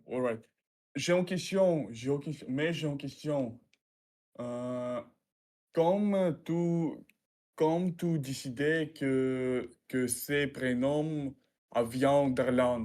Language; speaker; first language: French; non-native, learner; Russian